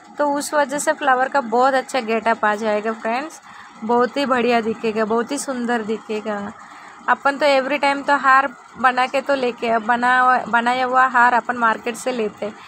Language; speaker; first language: Hindi; non-native, local second language; Telugu